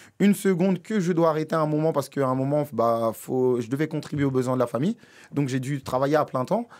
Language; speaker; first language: French; native; French